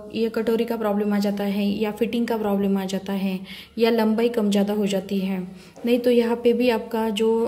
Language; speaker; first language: Hindi; non-native, local second language; Marathi